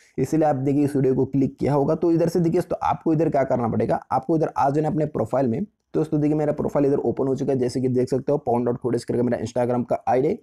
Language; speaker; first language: Hindi; native; Hindi